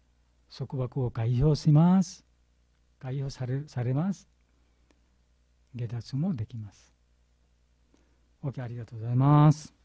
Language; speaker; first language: Japanese; non-native, learner; Bangla